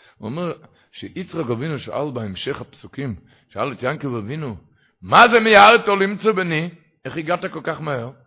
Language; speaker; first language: Hebrew; non-native, local second language; Yiddish